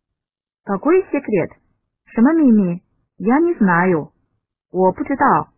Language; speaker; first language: Russian; non-native, fluent; Chinese